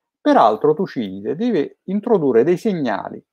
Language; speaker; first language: Italian; native; Italian